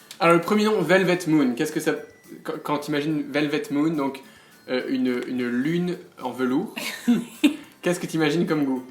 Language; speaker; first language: French; native; French